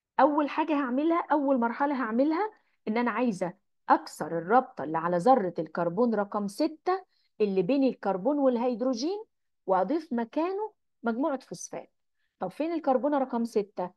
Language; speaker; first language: Arabic; native; Arabic